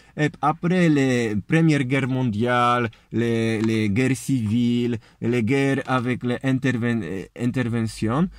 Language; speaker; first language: French; non-native, fluent; Polish